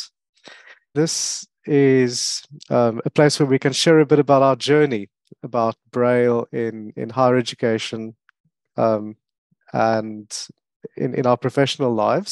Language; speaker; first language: English; non-native, local second language; French